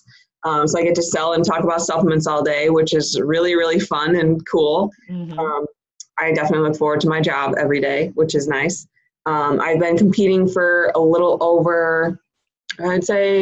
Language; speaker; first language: English; native; English